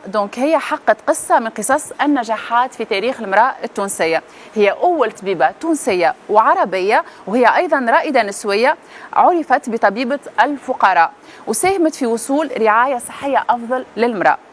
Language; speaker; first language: Arabic; native; Arabic